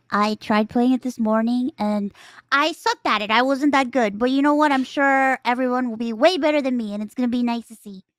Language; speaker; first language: English; early bilingual, other home language; Spanish